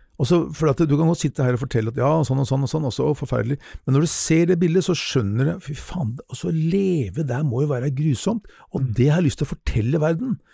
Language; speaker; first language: Norwegian; native; Norwegian